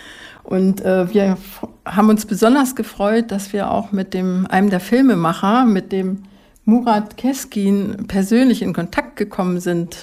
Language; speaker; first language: German; native; German